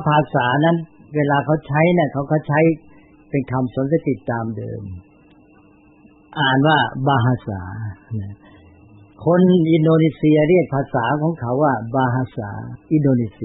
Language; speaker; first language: Thai; native; Thai